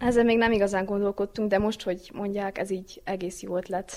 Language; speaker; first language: Hungarian; native; Hungarian